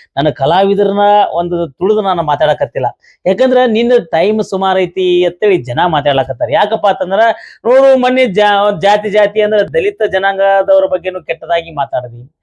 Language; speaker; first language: Kannada; native; Kannada